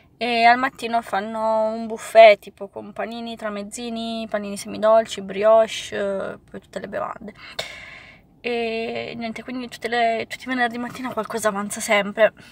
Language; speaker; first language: Italian; non-native, fluent; Romanian